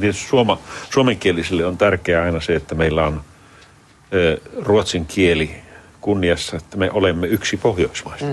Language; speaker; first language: Finnish; native; Finnish